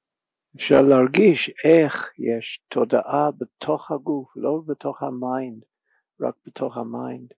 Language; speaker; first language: Hebrew; non-native, fluent; English